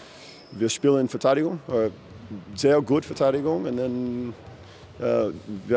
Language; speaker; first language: German; non-native, learner; English